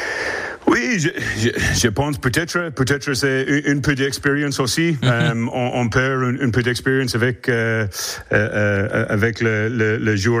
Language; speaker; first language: French; non-native, learner; English